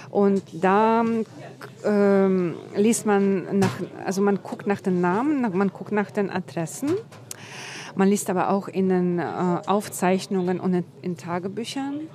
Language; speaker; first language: German; non-native, fluent; Ukrainian